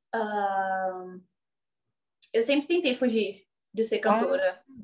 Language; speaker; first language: Portuguese; native; Portuguese